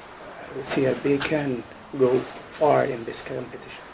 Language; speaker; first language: English; non-native, learner; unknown